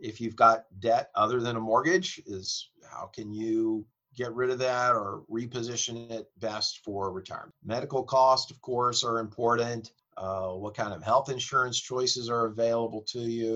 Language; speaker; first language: English; native; English